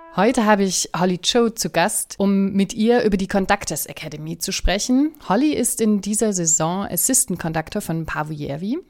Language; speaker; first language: German; native; German